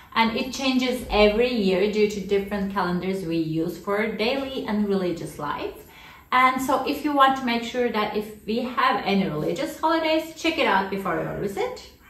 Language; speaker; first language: English; non-native, fluent; Turkish